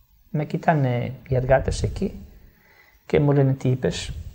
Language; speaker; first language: Greek; non-native, fluent; Italian